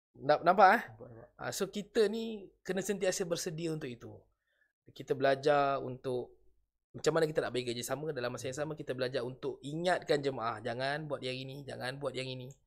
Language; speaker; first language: Malay; native; Malay